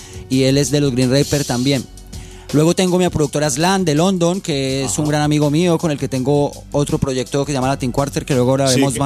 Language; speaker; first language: Spanish; native; Spanish